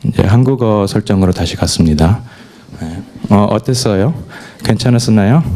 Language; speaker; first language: Korean; non-native, fluent; English